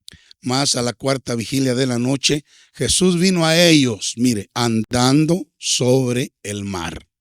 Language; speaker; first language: Spanish; native; Spanish